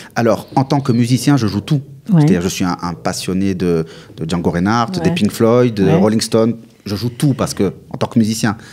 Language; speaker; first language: French; native; French